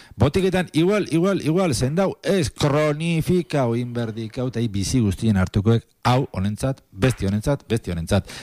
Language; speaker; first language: Basque; native; Basque